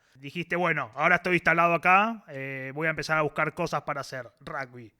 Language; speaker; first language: Spanish; native; Spanish